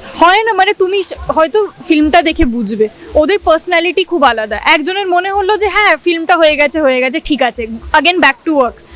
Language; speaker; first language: Bangla; non-native, local second language; Hindi